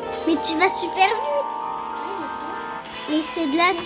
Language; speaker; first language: French; native; French